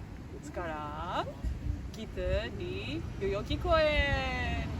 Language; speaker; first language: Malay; early bilingual, heritage; English